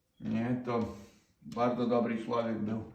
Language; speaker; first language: Polish; non-native, fluent; Ukrainian